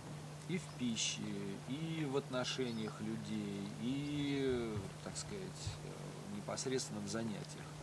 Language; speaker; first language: Russian; native; Russian